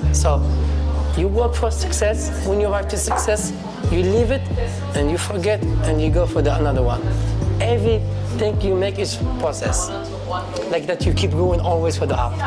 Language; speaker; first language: English; non-native, fluent; French